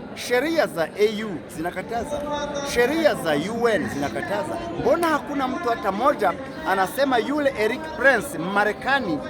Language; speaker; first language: Swahili; non-native, local second language; Kinyarwanda